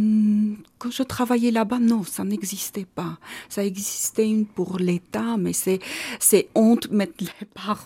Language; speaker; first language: French; non-native, learner; Armenian